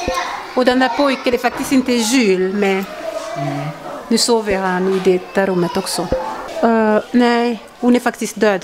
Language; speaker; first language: Swedish; early bilingual, other home language; Lingala